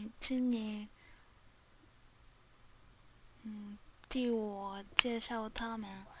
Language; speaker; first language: Chinese; non-native, learner; Japanese